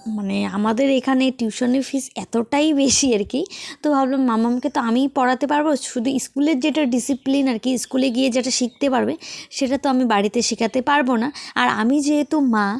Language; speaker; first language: Bangla; native; Bangla